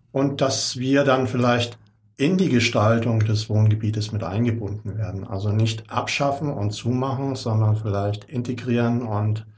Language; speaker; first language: German; native; German